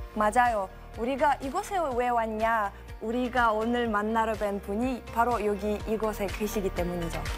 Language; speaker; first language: Korean; non-native, fluent; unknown